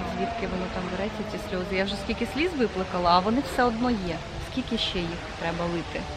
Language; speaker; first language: Ukrainian; native; Ukrainian